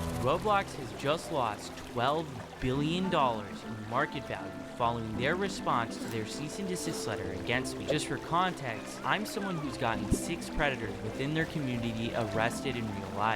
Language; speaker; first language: English; native; English